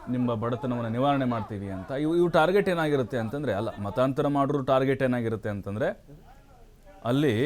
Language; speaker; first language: Kannada; native; Kannada